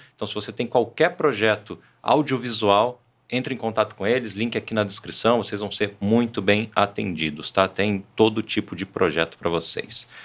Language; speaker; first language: Portuguese; native; Portuguese